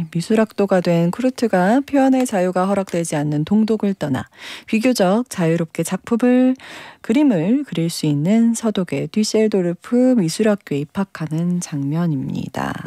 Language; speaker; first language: Korean; native; Korean